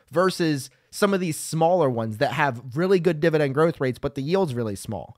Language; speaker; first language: English; native; English